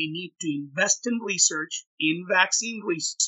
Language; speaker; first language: English; non-native, local second language; Malayalam